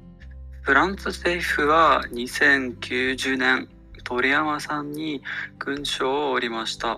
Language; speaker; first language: Japanese; non-native, learner; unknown